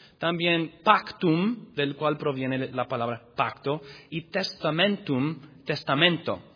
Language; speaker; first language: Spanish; non-native, fluent; English